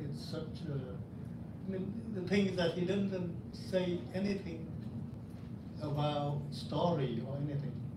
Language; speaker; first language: English; non-native, fluent; Vietnamese